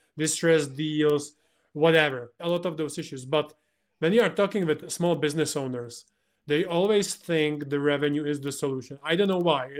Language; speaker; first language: English; non-native, fluent; Czech